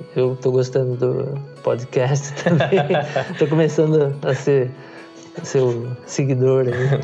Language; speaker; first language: Portuguese; native; Portuguese